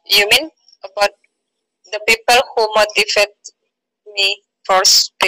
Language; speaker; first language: English; non-native, learner; Indonesian